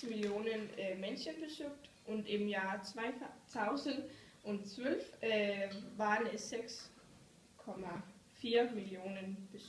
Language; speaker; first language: German; non-native, learner; Danish